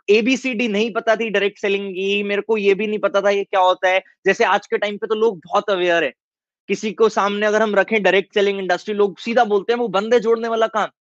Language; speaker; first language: Hindi; native; Hindi